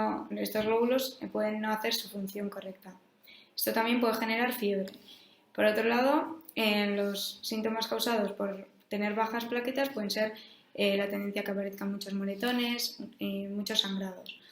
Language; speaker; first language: Spanish; native; Spanish